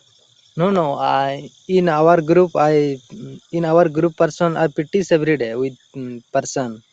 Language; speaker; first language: English; non-native, learner; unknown